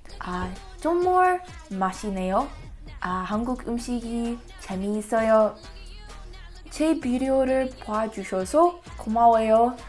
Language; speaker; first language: Korean; non-native, learner; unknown